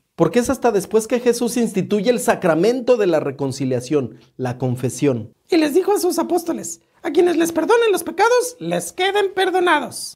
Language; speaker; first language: Spanish; native; Spanish